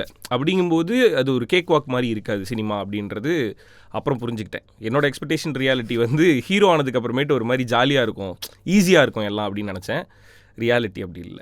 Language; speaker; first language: Tamil; native; Tamil